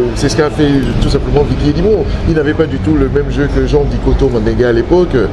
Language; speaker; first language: French; non-native, local second language; Duala